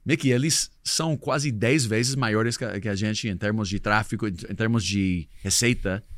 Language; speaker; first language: Portuguese; non-native, fluent; English